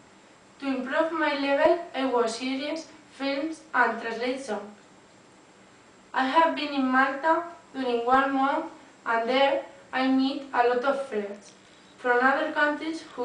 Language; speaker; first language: English; non-native, learner; Spanish